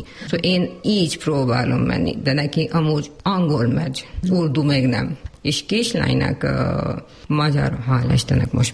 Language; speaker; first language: Hungarian; non-native, learner; Urdu